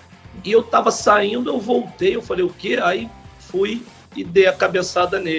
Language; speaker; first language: Portuguese; native; Portuguese